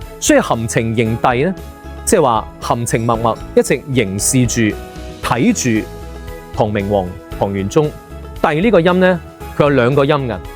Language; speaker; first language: Cantonese; native; Cantonese